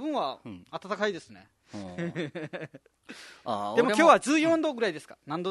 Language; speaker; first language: Japanese; non-native, fluent; Nepali